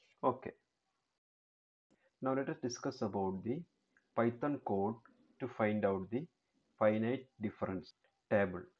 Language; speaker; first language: English; non-native, local second language; Malayalam